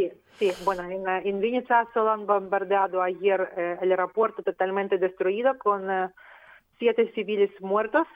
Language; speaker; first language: Spanish; non-native, fluent; Ukrainian